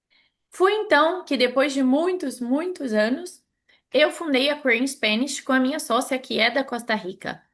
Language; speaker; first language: Portuguese; non-native, fluent; Spanish